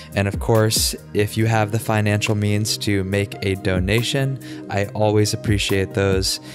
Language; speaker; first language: English; native; English